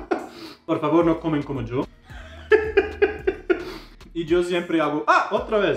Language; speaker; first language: Spanish; non-native, fluent; German